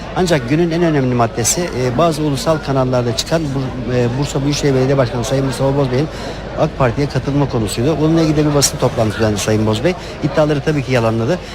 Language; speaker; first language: Turkish; native; Turkish